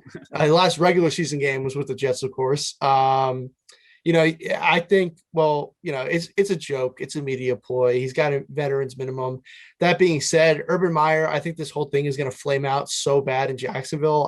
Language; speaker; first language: English; native; English